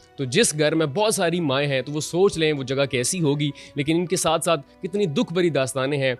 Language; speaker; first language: Urdu; native; Urdu